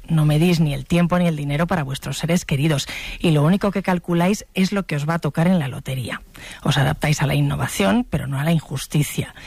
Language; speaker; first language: Spanish; native; Spanish